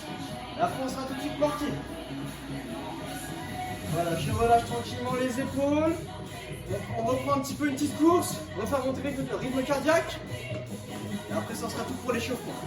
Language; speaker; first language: French; native; French